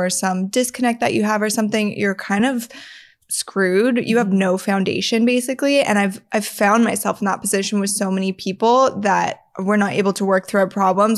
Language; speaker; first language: English; native; English